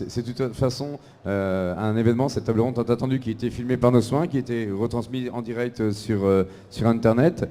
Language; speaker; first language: French; native; French